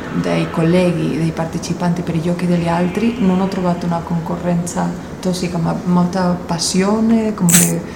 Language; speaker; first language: Italian; non-native, learner; Spanish